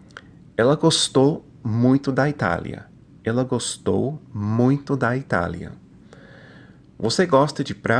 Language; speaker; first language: Portuguese; non-native, fluent; English